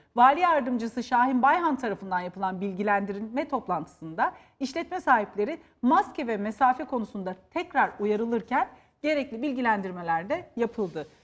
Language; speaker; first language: Turkish; native; Turkish